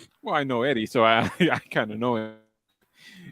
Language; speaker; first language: English; native; English